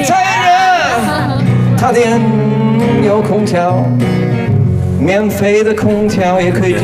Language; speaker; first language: Chinese; non-native, fluent; Swedish